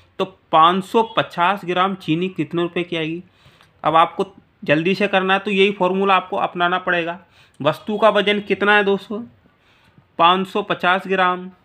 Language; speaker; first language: Hindi; native; Hindi